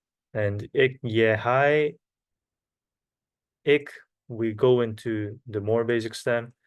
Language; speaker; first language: Dutch; non-native, learner; Korean